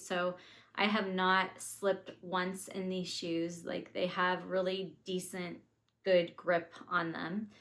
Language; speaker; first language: English; native; English